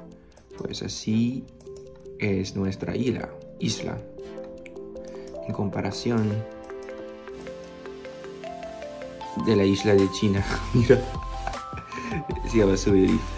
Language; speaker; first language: Spanish; non-native, fluent; Filipino